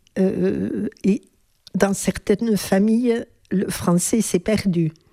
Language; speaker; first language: French; native; French